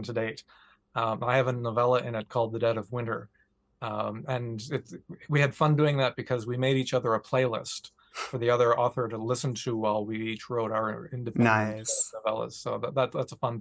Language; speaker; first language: English; native; English